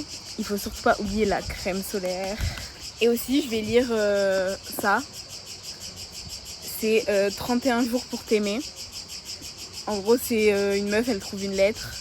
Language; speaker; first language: French; native; French